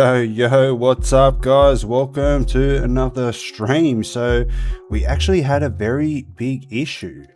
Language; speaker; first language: English; native; English